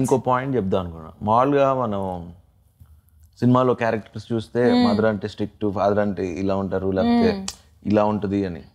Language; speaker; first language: Telugu; native; Telugu